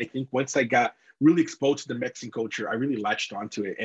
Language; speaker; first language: English; non-native, fluent; Portuguese